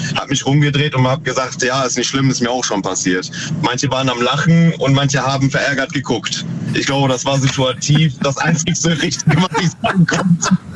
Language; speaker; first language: German; native; German